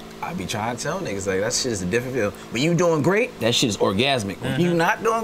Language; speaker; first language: English; native; English